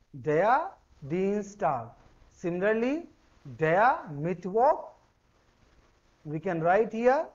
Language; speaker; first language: German; non-native, fluent; Hindi